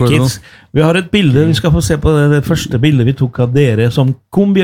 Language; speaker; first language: Norwegian; non-native, local second language; Spanish